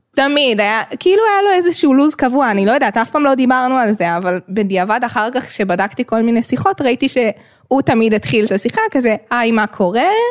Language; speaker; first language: Hebrew; native; Hebrew